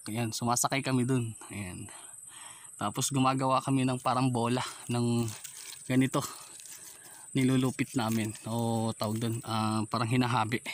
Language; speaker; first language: Filipino; non-native, local second language; Waray